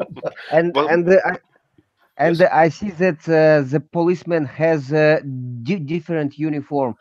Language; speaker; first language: English; non-native, learner; Russian